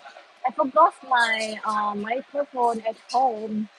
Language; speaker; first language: English; non-native, learner; Thai